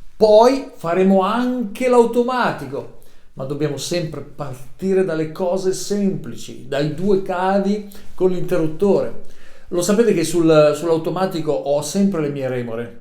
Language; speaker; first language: Italian; native; Italian